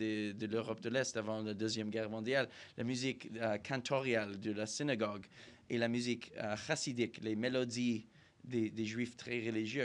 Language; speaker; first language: French; non-native, fluent; English